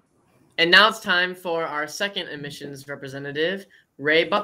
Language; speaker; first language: English; native; English